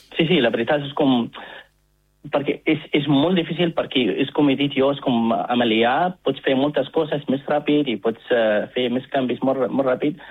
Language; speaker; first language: Catalan; non-native, learner; Arabic